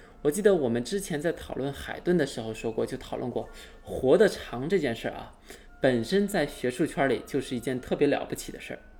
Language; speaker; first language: Chinese; native; Chinese